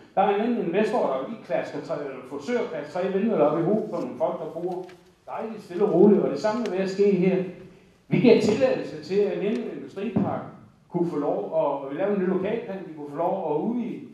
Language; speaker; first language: Danish; native; Danish